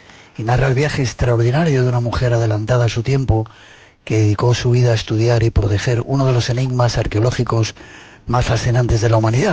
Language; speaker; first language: Spanish; native; Spanish